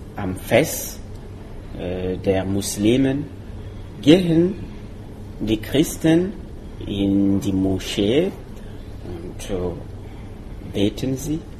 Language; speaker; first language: German; non-native, learner; Mossi